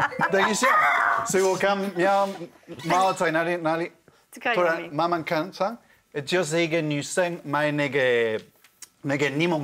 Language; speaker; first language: Chinese; non-native, fluent; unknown